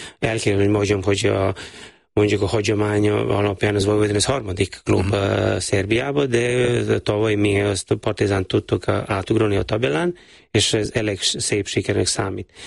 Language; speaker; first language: Hungarian; non-native, fluent; Serbian